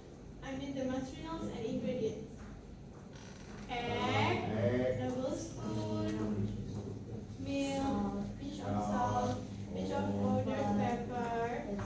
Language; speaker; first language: English; non-native, fluent; Indonesian